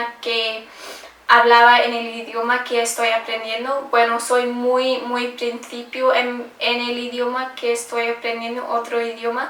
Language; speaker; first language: Spanish; non-native, learner; English